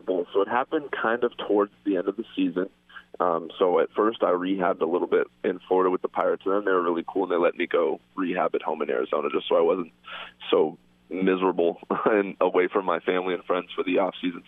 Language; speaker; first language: English; native; English